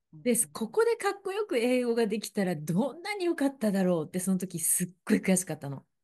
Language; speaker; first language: Japanese; native; Japanese